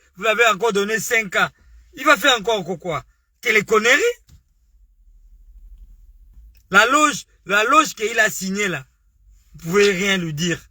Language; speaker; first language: French; non-native, local second language; Lingala